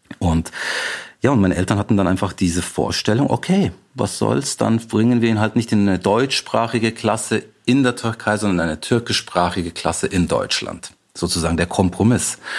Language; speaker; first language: German; native; German